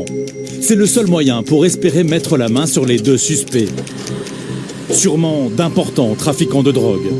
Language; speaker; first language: French; native; French